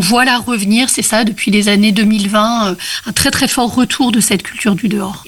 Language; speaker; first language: French; native; French